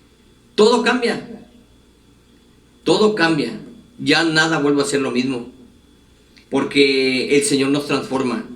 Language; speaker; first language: Spanish; native; Spanish